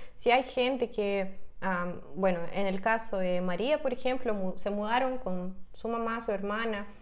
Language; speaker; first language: Spanish; non-native, fluent; Russian